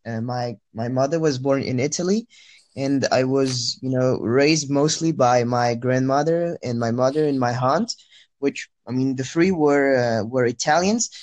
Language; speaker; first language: English; non-native, fluent; French